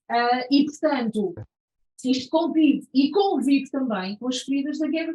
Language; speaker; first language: Portuguese; native; Portuguese